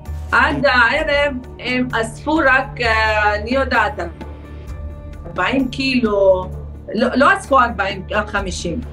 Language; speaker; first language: Hebrew; non-native, fluent; Arabic